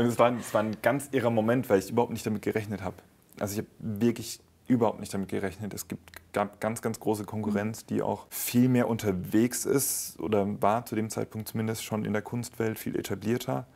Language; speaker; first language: German; native; German